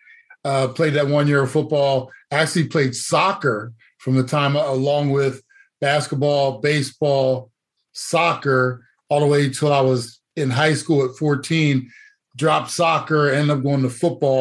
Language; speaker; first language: English; native; English